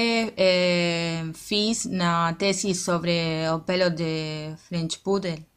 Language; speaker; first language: Portuguese; non-native, learner; Spanish